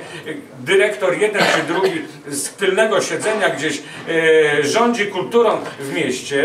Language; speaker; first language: Polish; native; Polish